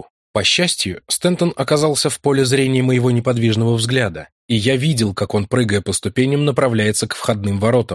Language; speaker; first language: Russian; native; Russian